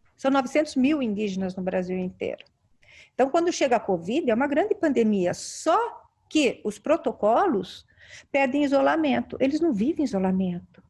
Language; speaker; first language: Portuguese; native; Portuguese